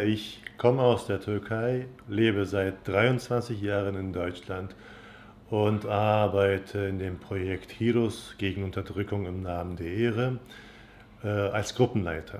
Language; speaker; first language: German; non-native, fluent; Turkish